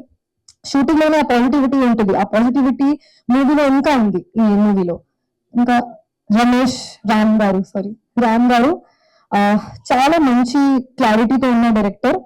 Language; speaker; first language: Telugu; non-native, fluent; Hindi